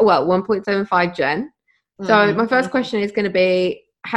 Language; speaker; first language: English; native; English